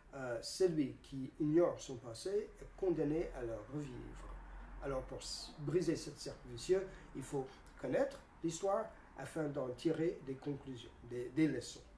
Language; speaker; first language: French; non-native, fluent; English